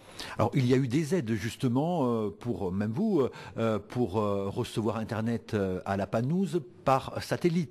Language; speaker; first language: French; native; French